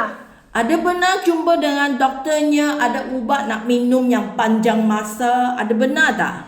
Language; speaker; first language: Indonesian; non-native, learner; Filipino